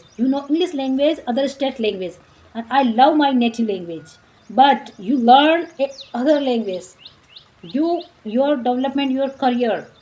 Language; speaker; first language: English; non-native, learner; Marwari